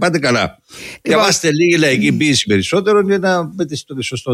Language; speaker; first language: Greek; native; Greek